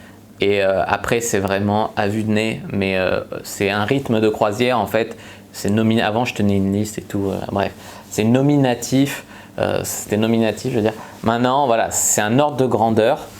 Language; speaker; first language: French; native; French